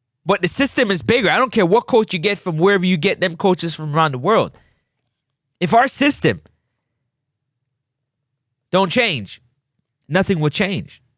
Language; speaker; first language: English; native; English